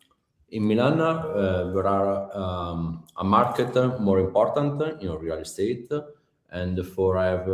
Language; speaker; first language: English; non-native, learner; Italian